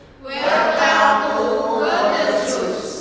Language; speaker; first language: English; non-native, learner; Indonesian